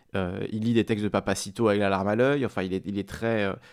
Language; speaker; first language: French; native; French